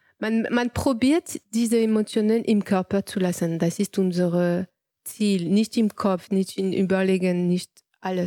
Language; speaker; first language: German; non-native, fluent; French